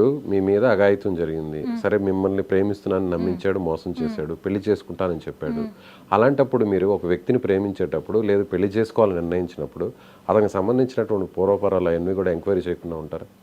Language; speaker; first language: Telugu; native; Telugu